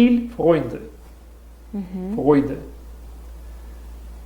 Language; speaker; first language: German; non-native, learner; Russian